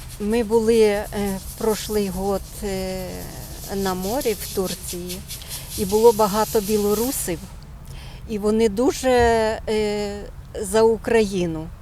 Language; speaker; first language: Ukrainian; non-native, local second language; Russian